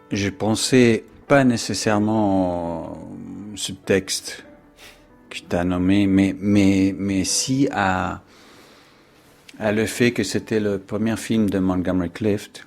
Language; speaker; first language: French; non-native, fluent; English